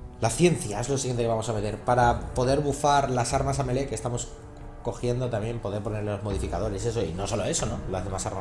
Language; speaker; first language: Spanish; native; Spanish